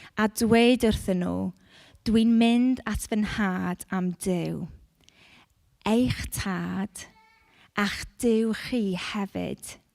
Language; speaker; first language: Welsh; non-native, local second language; English